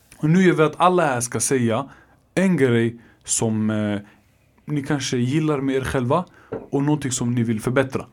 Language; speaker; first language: Swedish; early bilingual, other home language; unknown